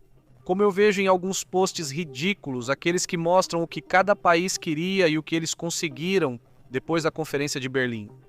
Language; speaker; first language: Portuguese; native; Portuguese